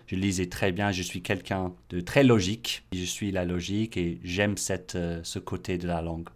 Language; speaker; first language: French; non-native, fluent; English